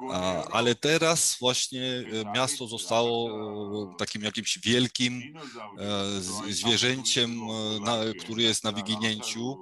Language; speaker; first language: Polish; non-native, fluent; Georgian